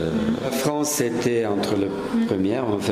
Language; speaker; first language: French; non-native, fluent; Serbian